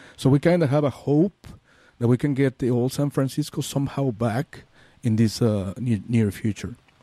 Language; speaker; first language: English; non-native, fluent; Spanish